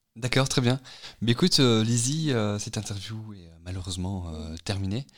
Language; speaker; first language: French; native; French